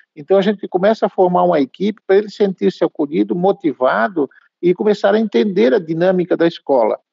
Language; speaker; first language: Portuguese; native; Portuguese